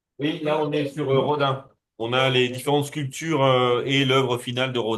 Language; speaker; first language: French; native; French